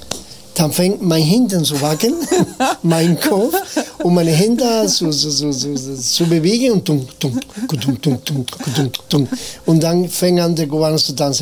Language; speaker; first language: German; non-native, fluent; Spanish